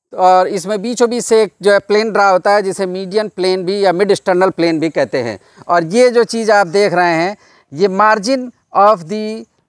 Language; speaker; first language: Hindi; native; Hindi